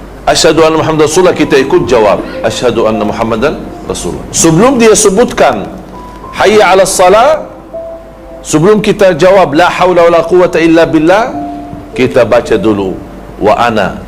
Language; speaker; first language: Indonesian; non-native, fluent; Arabic